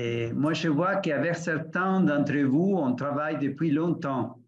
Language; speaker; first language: French; non-native, fluent; Spanish